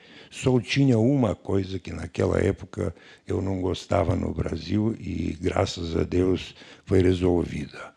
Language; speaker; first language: Portuguese; non-native, fluent; Bulgarian